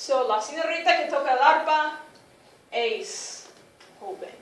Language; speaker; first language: Spanish; non-native, fluent; English